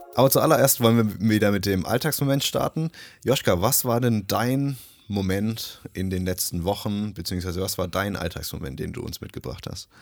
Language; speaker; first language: German; early bilingual, other home language; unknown